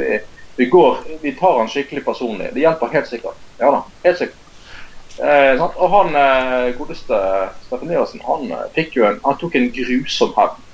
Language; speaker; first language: Norwegian; native; Norwegian